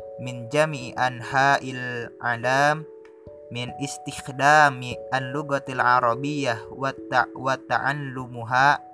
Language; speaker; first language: Arabic; non-native, learner; Indonesian